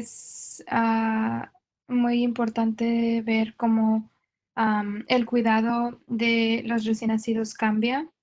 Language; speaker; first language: Spanish; non-native, learner; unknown